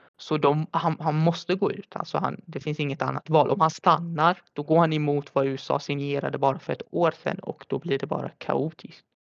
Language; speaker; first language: Swedish; early bilingual, other home language; Arabic